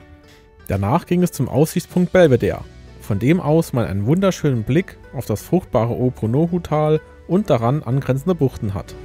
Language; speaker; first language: German; native; German